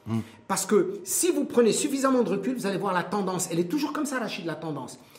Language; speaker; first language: French; non-native, local second language; Arabic